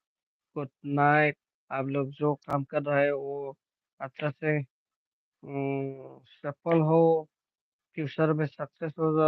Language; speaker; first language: Hindi; non-native, local second language; Bodo